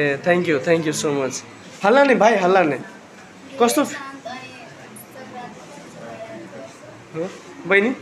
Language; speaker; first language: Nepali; non-native, local second language; Maithili